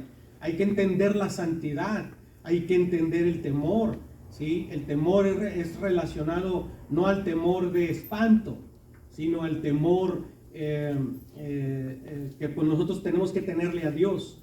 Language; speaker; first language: Spanish; native; Spanish